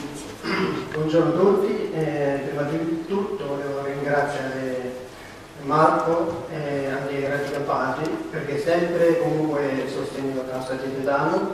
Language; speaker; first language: Italian; non-native, learner; Tibetan